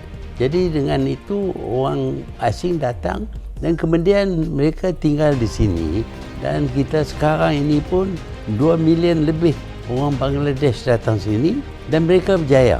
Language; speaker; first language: Malay; native; Malay